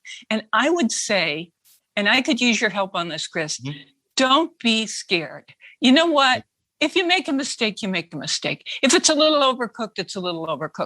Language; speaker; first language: English; native; English